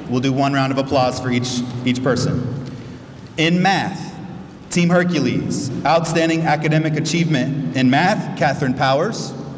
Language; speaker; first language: English; native; English